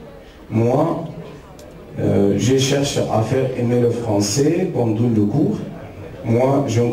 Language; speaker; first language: French; non-native, fluent; Arabic